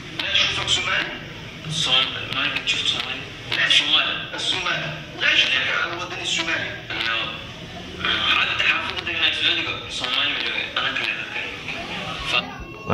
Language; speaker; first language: Arabic; non-native, learner; Somali